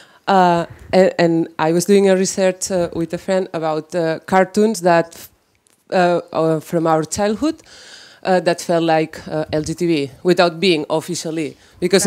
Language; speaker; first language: English; non-native, learner; Spanish